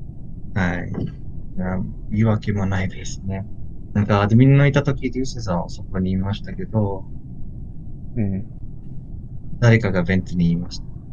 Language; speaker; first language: Japanese; non-native, learner; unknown